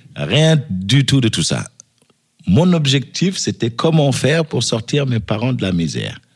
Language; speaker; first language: French; early bilingual, other home language; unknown